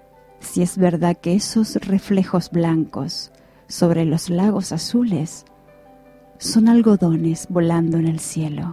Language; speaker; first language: Spanish; native; Spanish